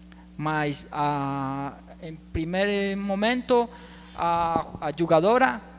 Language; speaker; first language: Portuguese; non-native, learner; Spanish